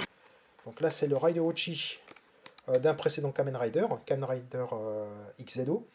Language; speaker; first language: French; native; French